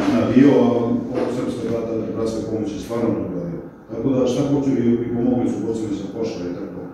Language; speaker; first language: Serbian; early bilingual, heritage; Serbian